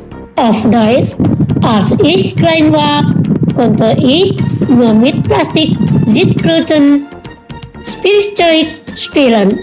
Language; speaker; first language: German; non-native, learner; Indonesian